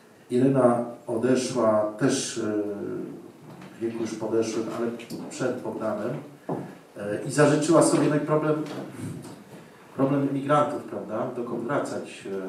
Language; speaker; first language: Polish; non-native, fluent; German